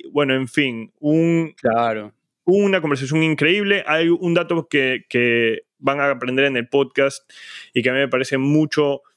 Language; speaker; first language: Spanish; native; Spanish